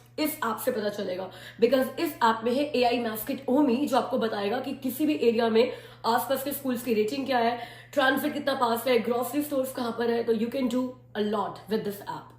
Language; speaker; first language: Hindi; native; Hindi